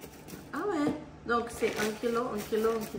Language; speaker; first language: French; non-native, learner; Japanese